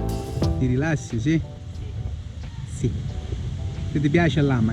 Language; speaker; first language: Italian; native; Italian